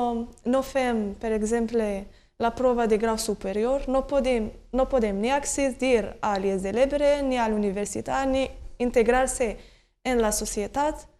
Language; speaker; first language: Catalan; non-native, learner; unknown